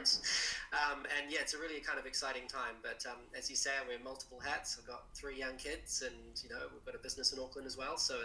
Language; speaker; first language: English; native; English